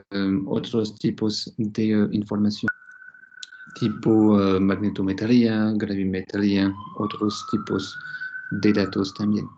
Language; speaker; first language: Spanish; non-native, fluent; French